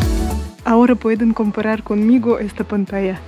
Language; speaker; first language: Spanish; non-native, learner; Russian